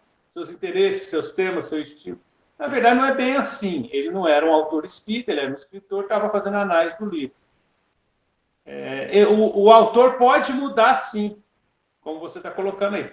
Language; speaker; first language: Portuguese; native; Portuguese